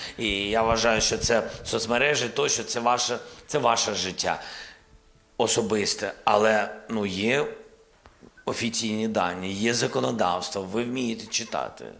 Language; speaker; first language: Ukrainian; non-native, local second language; Russian